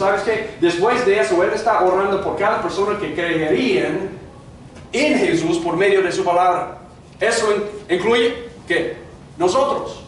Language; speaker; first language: Spanish; non-native, fluent; English